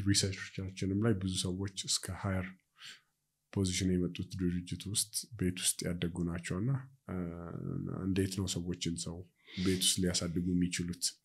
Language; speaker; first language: Amharic; native; Amharic